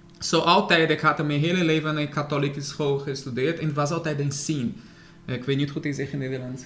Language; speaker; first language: Dutch; non-native, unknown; Portuguese